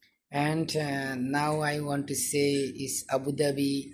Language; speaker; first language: English; non-native, learner; Bangla